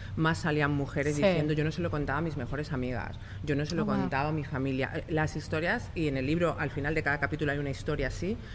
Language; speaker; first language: Spanish; native; Spanish